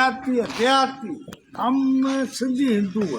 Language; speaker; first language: Hindi; non-native, local second language; Sindhi